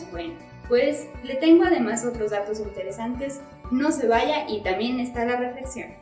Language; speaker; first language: Spanish; native; Spanish